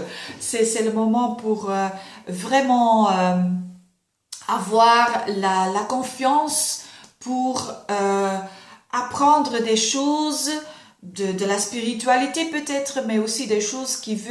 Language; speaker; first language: French; non-native, fluent; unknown